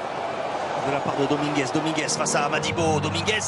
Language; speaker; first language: French; native; French